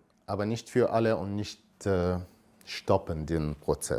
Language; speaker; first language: German; non-native, learner; Arabic